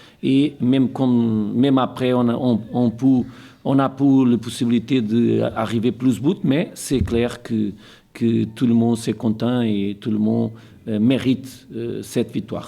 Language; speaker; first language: French; non-native, fluent; Portuguese